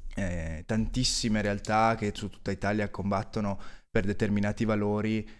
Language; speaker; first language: Italian; native; Italian